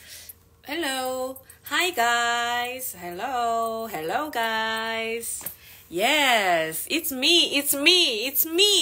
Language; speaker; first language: English; non-native, learner; Korean